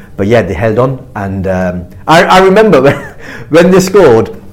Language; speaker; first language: English; native; English